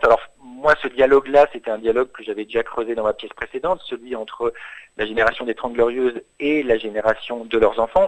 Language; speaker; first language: French; native; French